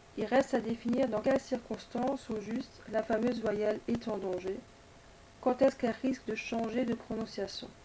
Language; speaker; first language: French; native; French